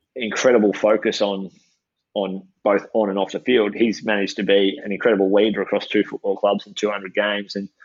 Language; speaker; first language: English; native; English